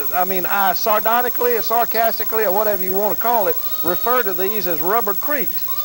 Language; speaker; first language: English; native; English